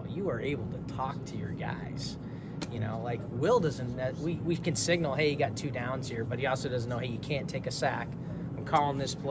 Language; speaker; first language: English; native; English